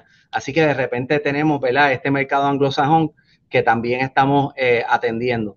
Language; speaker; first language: Spanish; native; Spanish